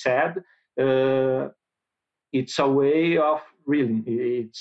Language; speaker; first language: English; non-native, learner; Portuguese